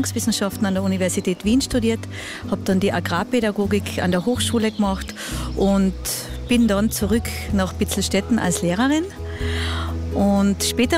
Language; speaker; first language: German; native; German